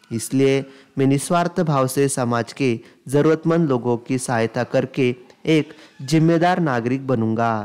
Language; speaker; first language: Hindi; non-native, local second language; Marathi